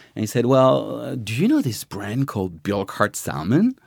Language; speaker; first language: English; non-native, fluent; French